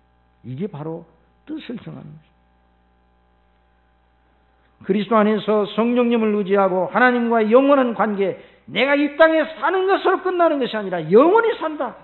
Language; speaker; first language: Korean; native; Korean